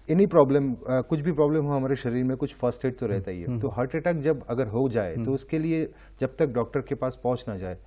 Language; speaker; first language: Hindi; non-native, local second language; Bangla